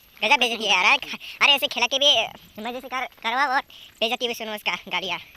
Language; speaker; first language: Hindi; non-native, local second language; Kok Borok